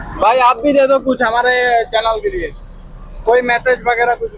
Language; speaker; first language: Hindi; non-native, learner; Bangla